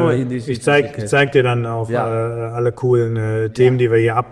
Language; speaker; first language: German; native; German